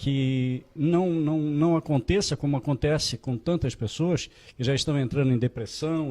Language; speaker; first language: Portuguese; native; Portuguese